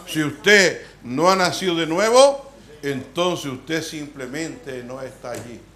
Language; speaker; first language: Spanish; native; Spanish